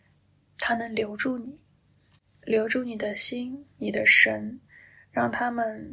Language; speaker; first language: Chinese; native; Chinese